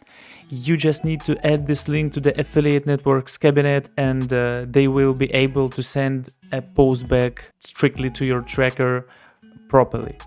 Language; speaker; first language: English; non-native, fluent; Russian